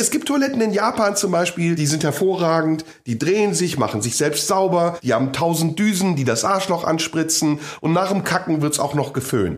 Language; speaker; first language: German; native; German